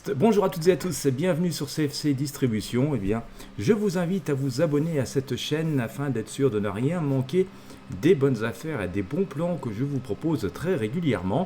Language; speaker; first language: French; native; French